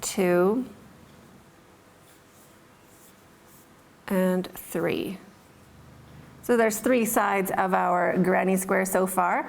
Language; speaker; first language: English; native; English